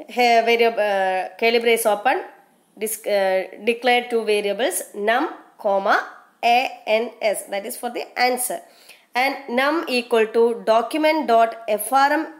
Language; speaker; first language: English; non-native, local second language; Malayalam